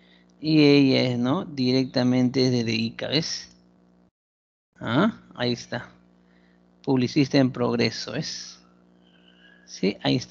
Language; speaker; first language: Spanish; native; Spanish